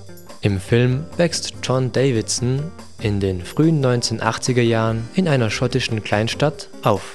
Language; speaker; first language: German; native; German